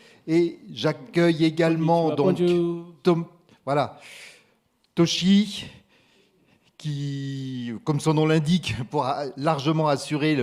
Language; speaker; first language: French; native; French